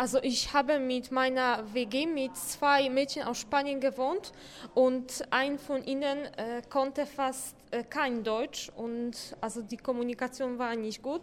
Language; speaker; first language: German; non-native, fluent; Polish